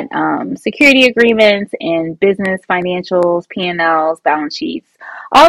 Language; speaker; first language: English; native; English